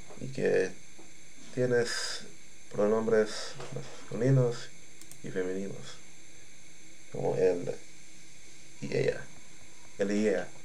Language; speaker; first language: Spanish; non-native, learner; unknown